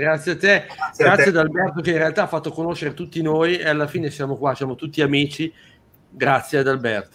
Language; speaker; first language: Italian; native; Italian